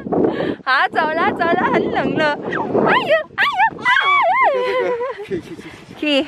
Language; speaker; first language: Chinese; non-native, learner; Filipino